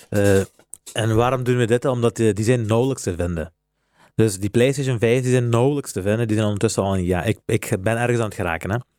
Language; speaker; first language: Dutch; native; Dutch